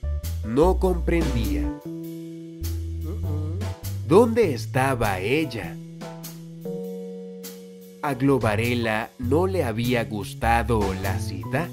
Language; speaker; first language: Spanish; non-native, fluent; English